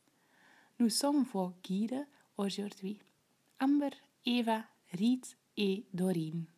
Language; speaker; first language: French; non-native, learner; Dutch